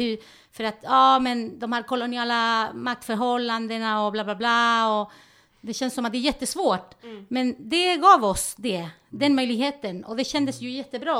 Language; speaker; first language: Swedish; non-native, fluent; Spanish